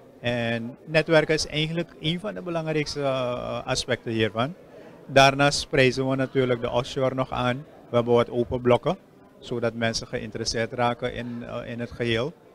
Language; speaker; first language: Dutch; native; Dutch